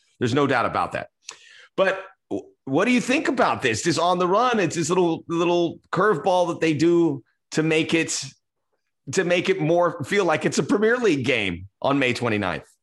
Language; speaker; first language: English; early bilingual, other home language; Spanish